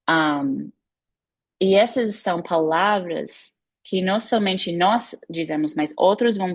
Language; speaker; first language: Portuguese; non-native, fluent; English